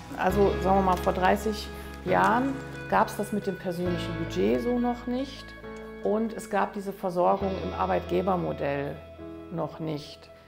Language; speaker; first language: German; native; German